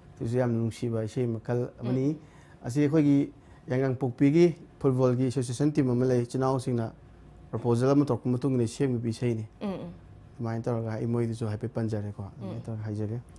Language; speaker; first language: Manipuri; native; Manipuri